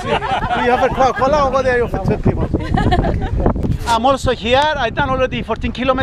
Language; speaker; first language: English; non-native, learner; Greek